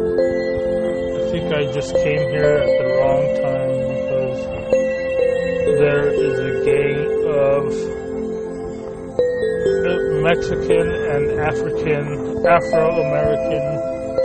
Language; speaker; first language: English; native; English